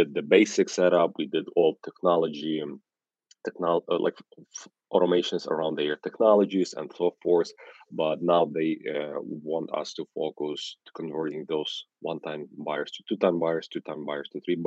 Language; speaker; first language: English; non-native, fluent; Ukrainian